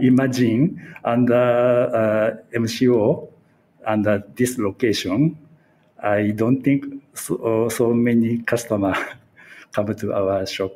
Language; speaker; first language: English; non-native, learner; Japanese